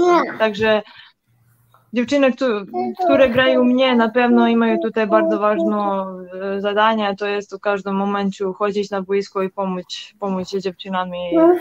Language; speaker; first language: Polish; non-native, learner; Serbian